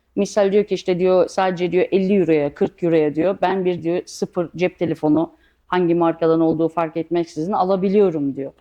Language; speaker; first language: Turkish; early bilingual, heritage; Turkish